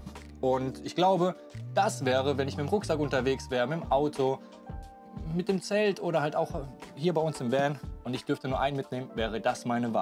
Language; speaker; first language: German; native; German